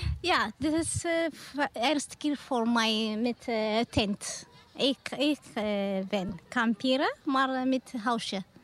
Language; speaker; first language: Dutch; non-native, learner; Tigrinya